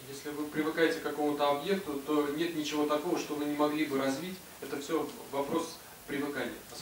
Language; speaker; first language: Russian; native; Russian